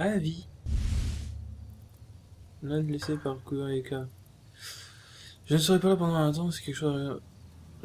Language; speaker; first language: French; native; French